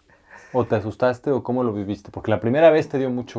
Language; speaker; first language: Spanish; native; Spanish